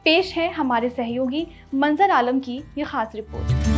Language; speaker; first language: Hindi; native; Hindi